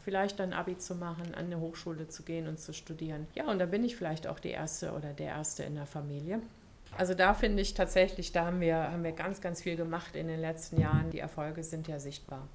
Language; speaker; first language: German; early bilingual, other home language; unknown